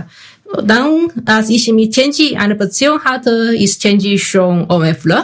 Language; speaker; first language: German; non-native, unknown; Chinese